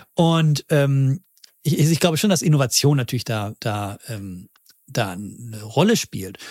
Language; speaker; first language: German; native; German